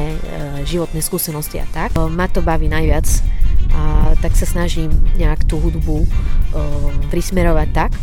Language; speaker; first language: Slovak; non-native, fluent; Arabic